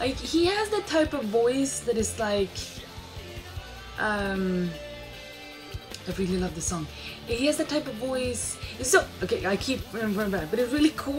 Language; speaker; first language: English; non-native, fluent; Swedish